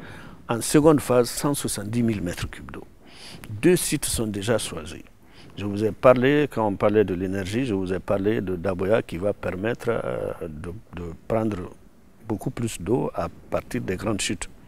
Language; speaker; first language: French; non-native, local second language; Susu